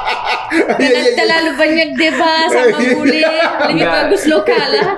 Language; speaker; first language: Indonesian; non-native, learner; French